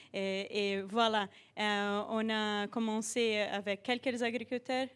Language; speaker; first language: French; non-native, fluent; Portuguese